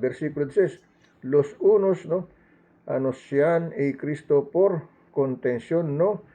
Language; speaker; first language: Spanish; non-native, learner; Filipino